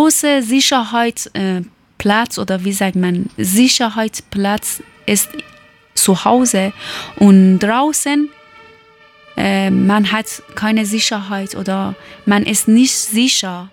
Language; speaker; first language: German; non-native, learner; Persian